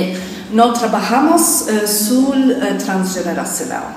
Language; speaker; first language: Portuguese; non-native, learner; Italian